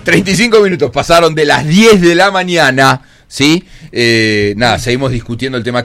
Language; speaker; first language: Spanish; native; Spanish